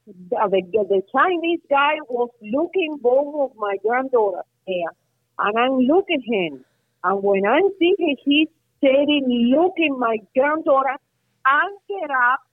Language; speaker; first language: English; non-native, learner; Spanish